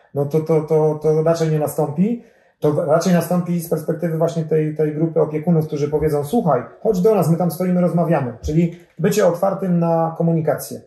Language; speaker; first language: Polish; native; Polish